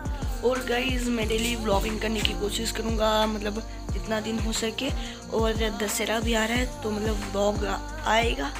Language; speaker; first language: Hindi; non-native, local second language; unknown